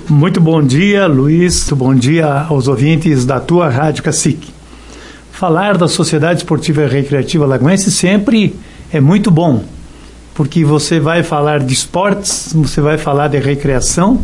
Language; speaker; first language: Portuguese; native; Portuguese